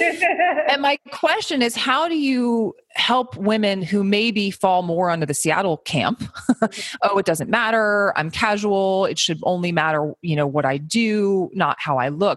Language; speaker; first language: English; native; English